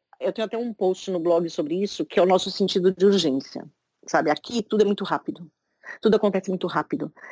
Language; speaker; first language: Portuguese; native; Portuguese